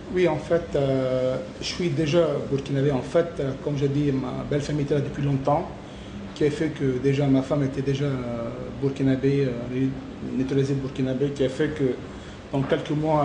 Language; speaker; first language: French; non-native, local second language; Arabic